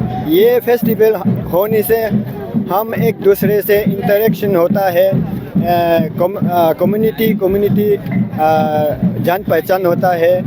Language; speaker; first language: Hindi; non-native, local second language; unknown